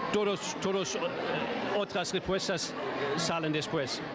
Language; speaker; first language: Spanish; non-native, fluent; German